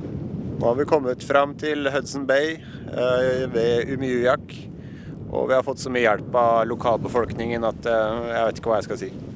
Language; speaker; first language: Norwegian; native; Norwegian